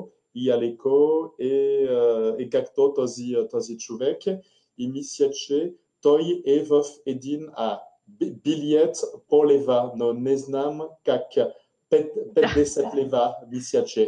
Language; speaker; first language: Bulgarian; non-native, learner; French